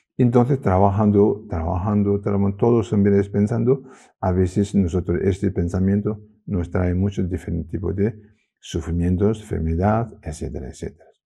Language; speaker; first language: Spanish; non-native, learner; Tibetan